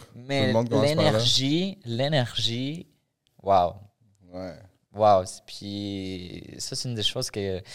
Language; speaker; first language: French; early bilingual, other home language; Spanish